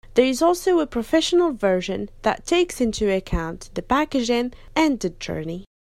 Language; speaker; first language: English; non-native, fluent; French